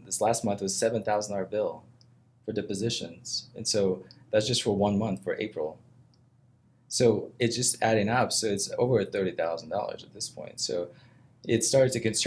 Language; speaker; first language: English; non-native, fluent; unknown